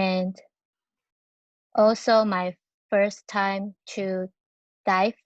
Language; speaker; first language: English; non-native, learner; Chinese